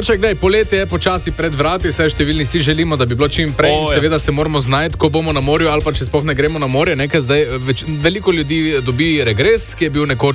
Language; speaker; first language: Slovenian; native; Slovenian